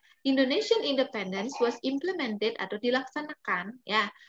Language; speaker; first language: English; non-native, fluent; Balinese